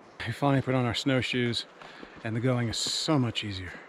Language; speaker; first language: English; native; English